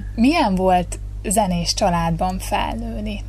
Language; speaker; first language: Hungarian; native; Hungarian